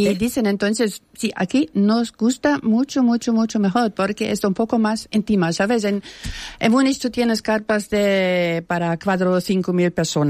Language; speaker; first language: Spanish; non-native, fluent; German